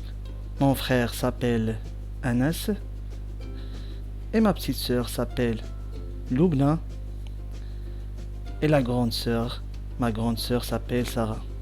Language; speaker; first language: French; non-native, local second language; Arabic